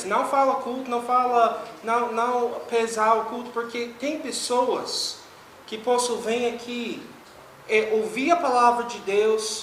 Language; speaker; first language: Portuguese; non-native, fluent; English